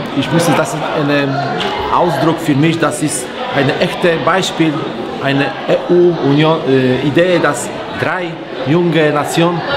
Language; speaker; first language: German; non-native, fluent; Polish